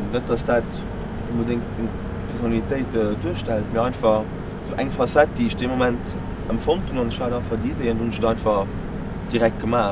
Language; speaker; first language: German; non-native, local second language; Luxembourgish